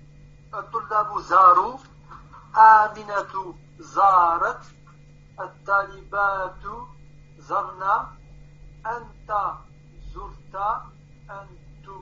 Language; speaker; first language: Arabic; non-native, learner; French